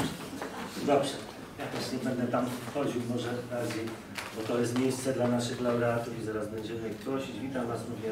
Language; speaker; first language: Polish; native; Polish